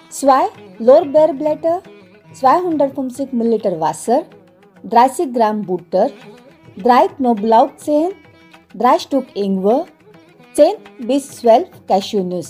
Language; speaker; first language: German; non-native, learner; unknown